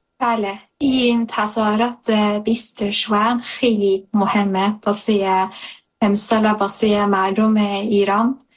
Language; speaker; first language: Persian; early bilingual, heritage; Persian